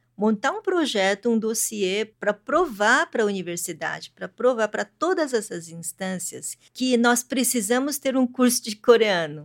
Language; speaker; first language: Portuguese; early bilingual, other home language; Korean